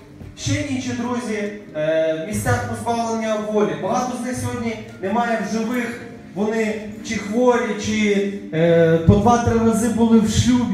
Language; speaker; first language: Ukrainian; native; Ukrainian